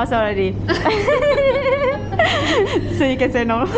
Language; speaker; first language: English; non-native, learner; Indonesian